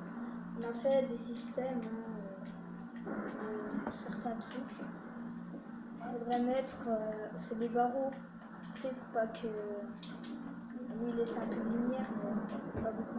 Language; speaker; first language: French; native; French